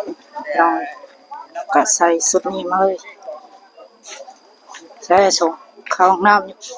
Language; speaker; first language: Thai; non-native, local second language; Northeastern Thai